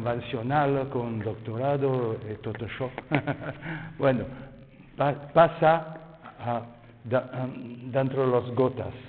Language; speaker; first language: Spanish; non-native, fluent; French